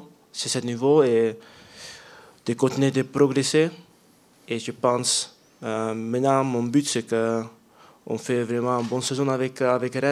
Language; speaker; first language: French; non-native, learner; Dutch